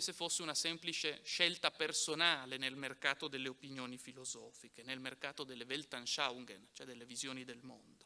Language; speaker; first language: Italian; native; Italian